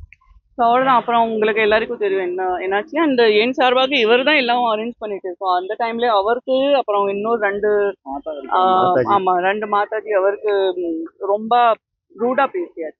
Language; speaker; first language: Tamil; non-native, local second language; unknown